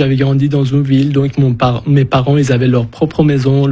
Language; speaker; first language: French; non-native, fluent; Persian